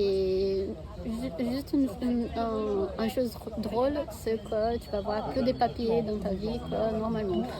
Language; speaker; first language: French; non-native, fluent; Portuguese